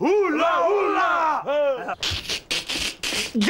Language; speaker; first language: Greek; native; Greek